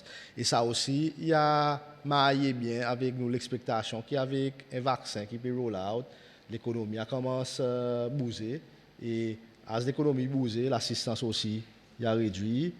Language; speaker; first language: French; non-native, local second language; Seselwa Creole French